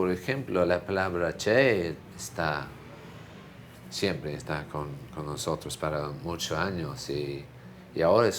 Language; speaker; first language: Spanish; non-native, fluent; English